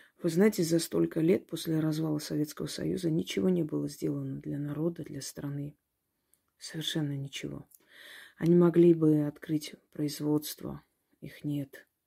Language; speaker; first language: Russian; non-native, local second language; Armenian